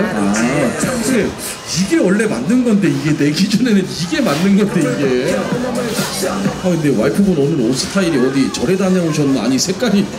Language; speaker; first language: Korean; native; Korean